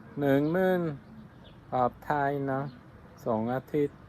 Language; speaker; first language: Thai; non-native, learner; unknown